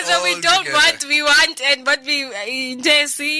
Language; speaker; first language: English; non-native, local second language; Zulu